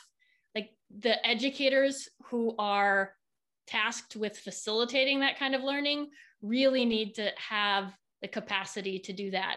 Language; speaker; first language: English; native; English